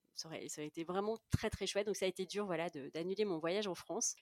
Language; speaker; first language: French; native; French